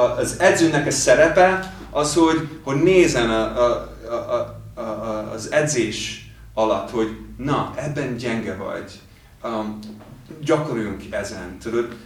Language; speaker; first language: Hungarian; non-native, fluent; English